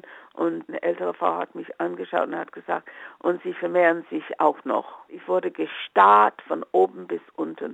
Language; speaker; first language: German; non-native, fluent; English